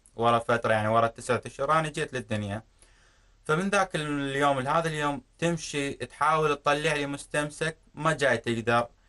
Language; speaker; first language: Arabic; native; Arabic